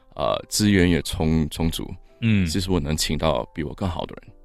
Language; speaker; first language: Chinese; non-native, local second language; English